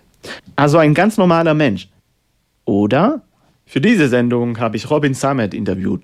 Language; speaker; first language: German; non-native, fluent; Hebrew